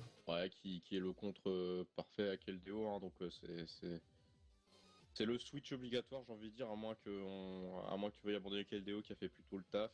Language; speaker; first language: French; native; French